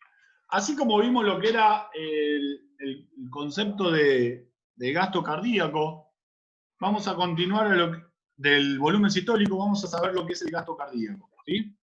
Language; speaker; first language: Spanish; native; Spanish